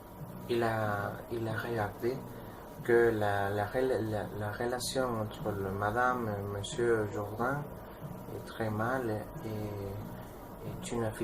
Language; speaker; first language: French; non-native, learner; Spanish